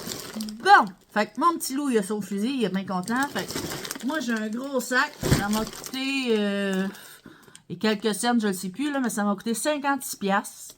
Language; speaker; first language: French; native; French